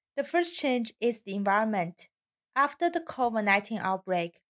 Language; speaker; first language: English; non-native, fluent; Chinese